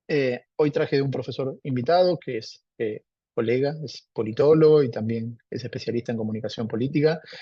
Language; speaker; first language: Spanish; native; Spanish